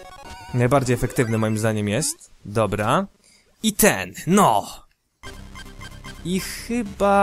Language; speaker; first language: Polish; native; Polish